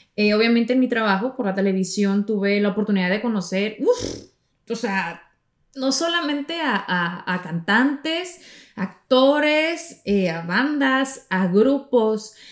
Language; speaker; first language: Spanish; native; Spanish